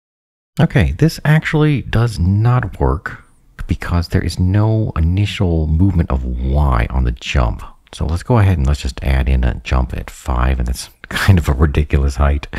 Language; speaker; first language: English; native; English